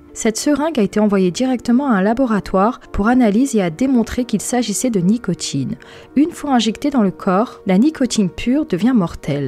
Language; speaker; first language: French; native; French